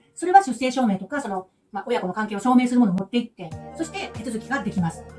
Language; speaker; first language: Japanese; native; Japanese